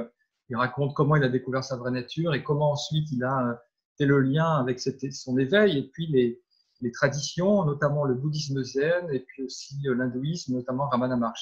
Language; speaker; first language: French; native; French